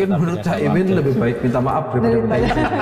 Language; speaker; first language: Indonesian; native; Indonesian